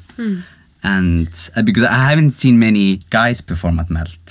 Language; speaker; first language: English; non-native, fluent; Icelandic